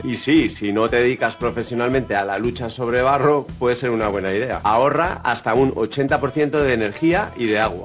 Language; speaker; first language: Spanish; native; Spanish